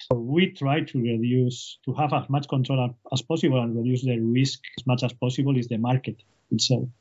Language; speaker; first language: English; non-native, fluent; Spanish